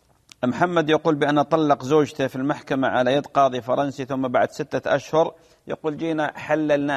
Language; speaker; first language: Arabic; native; Arabic